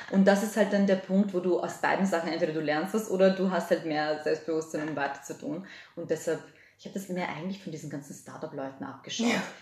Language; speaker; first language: German; early bilingual, other home language; Serbian